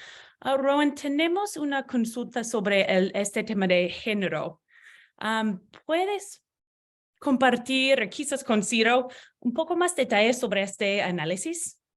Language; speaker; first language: Spanish; non-native, learner; English